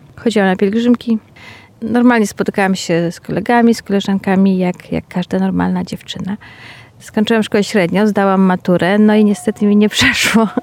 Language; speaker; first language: Polish; native; Polish